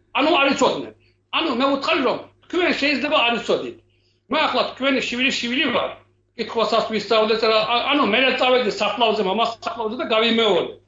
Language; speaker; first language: Georgian; non-native, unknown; Turkish